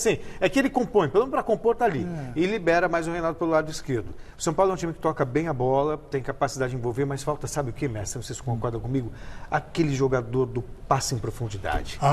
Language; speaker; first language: Portuguese; native; Portuguese